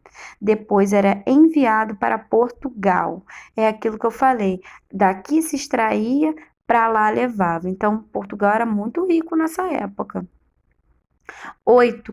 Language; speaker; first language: Portuguese; native; Portuguese